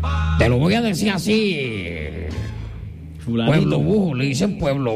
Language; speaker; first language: Spanish; native; Spanish